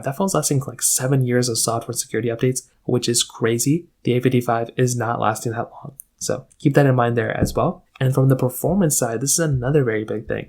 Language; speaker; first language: English; native; English